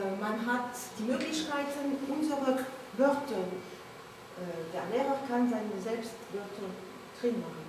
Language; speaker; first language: German; non-native, learner; French